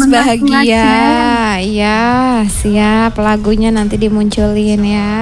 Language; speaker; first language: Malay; non-native, local second language; Javanese